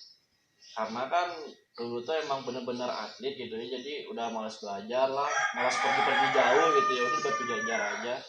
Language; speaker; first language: Indonesian; non-native, local second language; Sundanese